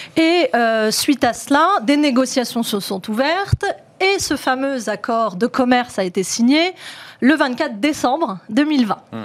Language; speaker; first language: French; native; French